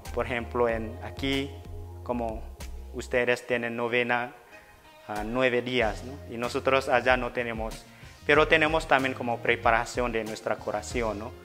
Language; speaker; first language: Spanish; non-native, fluent; Indonesian